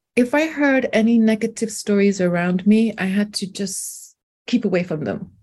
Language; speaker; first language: English; non-native, local second language; French